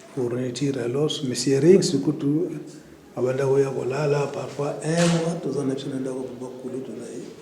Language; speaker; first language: Lingala; non-native, local second language; Kongo